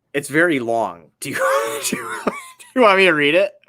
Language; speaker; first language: English; native; English